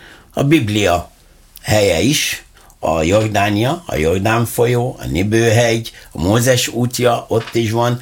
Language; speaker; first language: Hungarian; non-native, learner; Arabic